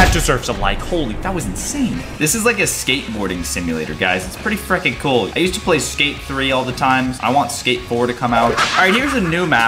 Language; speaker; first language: English; native; English